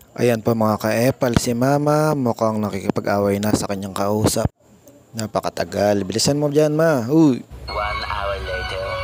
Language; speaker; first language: Filipino; native; Filipino